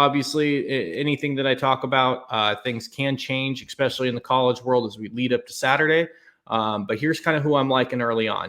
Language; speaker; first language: English; native; English